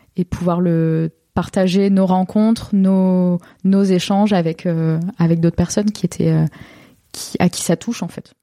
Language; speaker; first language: French; native; French